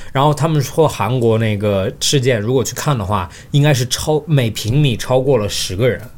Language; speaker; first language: Chinese; early bilingual, heritage; Chinese